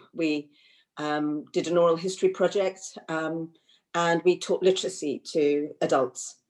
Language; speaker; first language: English; early bilingual, other home language; Hindi